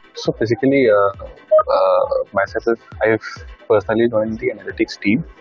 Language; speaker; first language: English; non-native, local second language; Hindi